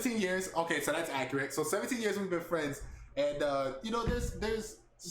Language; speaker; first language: English; native; English